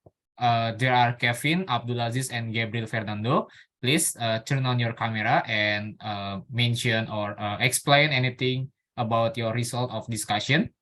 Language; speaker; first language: English; non-native, learner; Indonesian